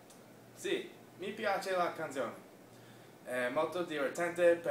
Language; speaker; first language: Italian; non-native, learner; English